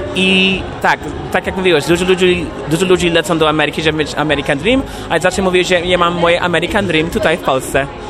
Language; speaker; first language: Polish; non-native, fluent; English